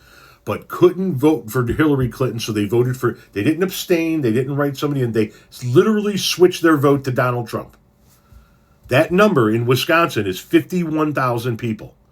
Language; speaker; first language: English; native; English